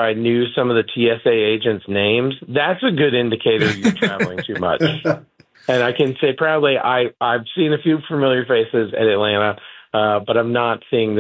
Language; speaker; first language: English; native; English